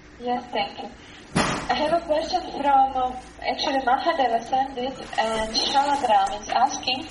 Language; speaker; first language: English; non-native, learner; Russian